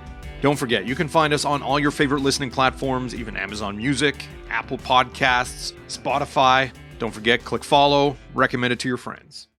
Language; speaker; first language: English; native; English